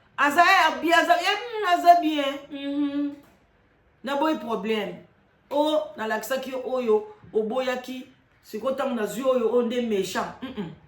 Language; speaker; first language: Lingala; non-native, local second language; Kongo